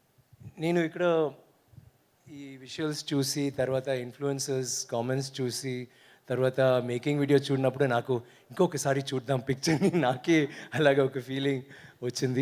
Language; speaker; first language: Telugu; non-native, learner; Tamil